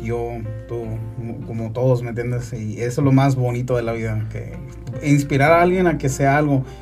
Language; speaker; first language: Spanish; early bilingual, heritage; Spanish